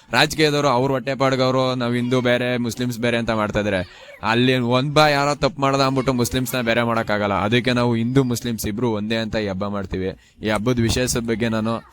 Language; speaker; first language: Kannada; native; Kannada